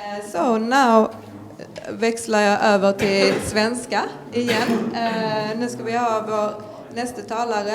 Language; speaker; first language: Swedish; native; Swedish